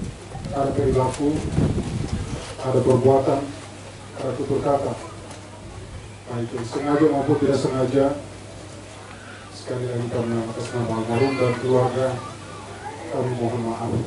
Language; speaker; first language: Indonesian; native; Indonesian